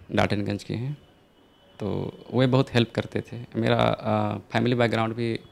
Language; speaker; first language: Hindi; native; Hindi